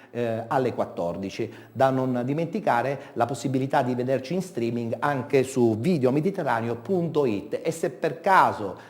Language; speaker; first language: Italian; native; Italian